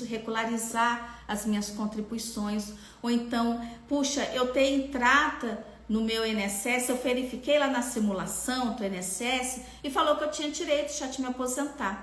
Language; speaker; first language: Portuguese; native; Portuguese